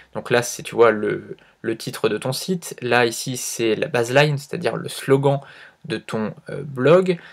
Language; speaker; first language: French; native; French